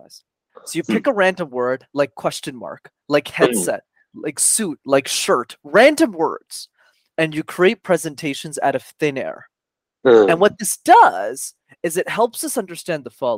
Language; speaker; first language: English; native; English